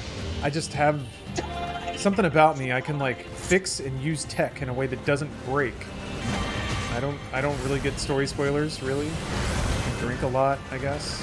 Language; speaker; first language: English; native; English